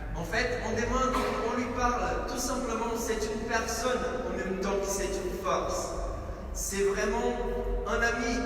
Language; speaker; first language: French; non-native, fluent; Portuguese